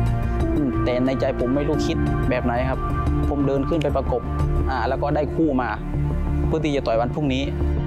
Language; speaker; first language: Thai; native; Thai